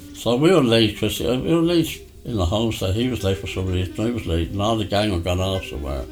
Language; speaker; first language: English; native; English